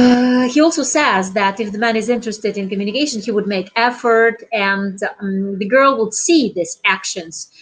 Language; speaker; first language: English; non-native, fluent; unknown